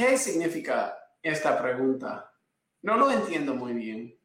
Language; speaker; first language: Spanish; non-native, fluent; English